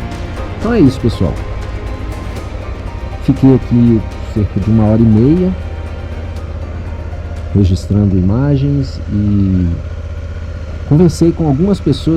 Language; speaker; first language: Portuguese; native; Portuguese